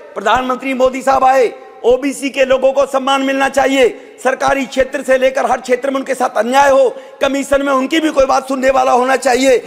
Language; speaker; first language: Hindi; native; Hindi